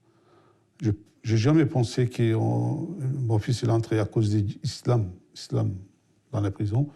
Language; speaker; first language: French; non-native, fluent; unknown